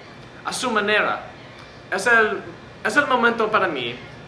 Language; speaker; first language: Spanish; non-native, learner; English